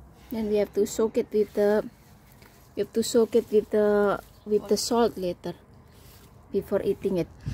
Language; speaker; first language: English; non-native, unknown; Indonesian